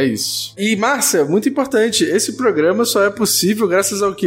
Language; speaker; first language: Portuguese; native; Portuguese